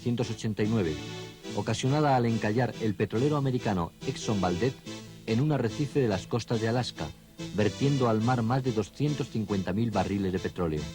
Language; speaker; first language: Spanish; native; Spanish